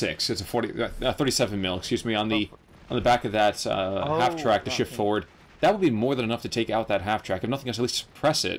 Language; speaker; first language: English; native; English